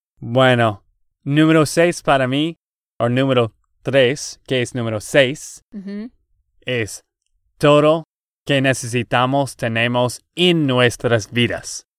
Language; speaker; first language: Spanish; non-native, fluent; English